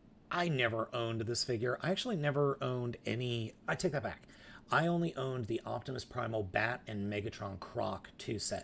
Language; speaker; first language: English; native; English